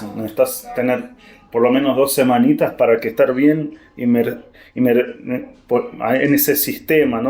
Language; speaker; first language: Spanish; non-native, fluent; Portuguese